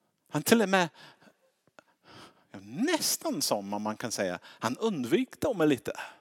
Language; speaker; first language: Swedish; non-native, fluent; English